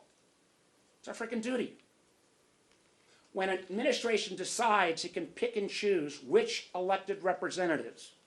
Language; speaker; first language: English; native; English